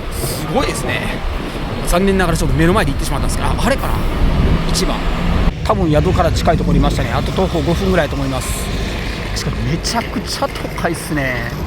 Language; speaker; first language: Japanese; native; Japanese